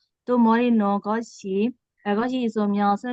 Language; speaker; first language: Korean; non-native, learner; Burmese